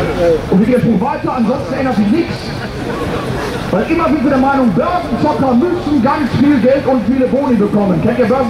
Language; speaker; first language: German; native; German